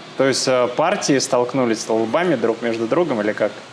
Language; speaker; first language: Russian; native; Russian